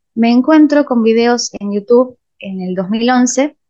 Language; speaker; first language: Spanish; native; Spanish